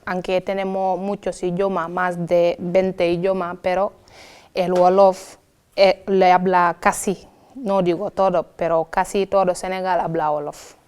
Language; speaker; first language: Spanish; non-native, fluent; Wolof